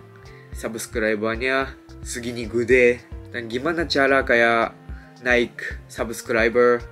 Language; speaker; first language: Indonesian; non-native, fluent; Japanese